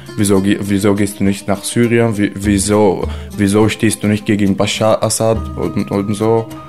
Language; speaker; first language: German; non-native, learner; Arabic